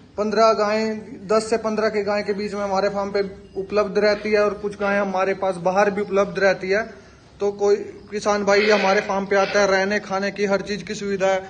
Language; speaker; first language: Hindi; native; Hindi